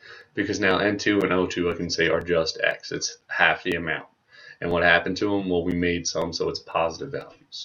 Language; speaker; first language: English; native; English